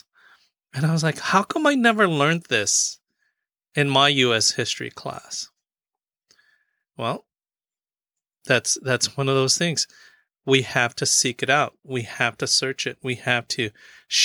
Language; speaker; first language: English; native; English